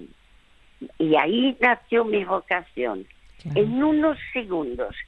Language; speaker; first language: Spanish; early bilingual, other home language; French